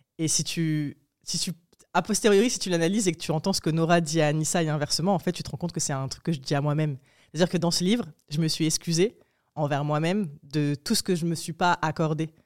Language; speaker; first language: French; early bilingual, other home language; Arabic